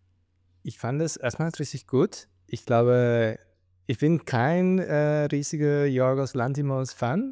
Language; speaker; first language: German; non-native, fluent; Spanish